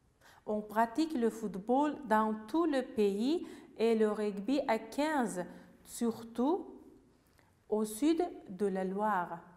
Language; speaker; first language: French; non-native, fluent; Uzbek